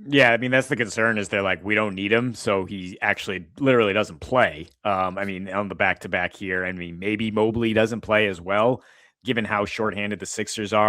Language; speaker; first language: English; native; English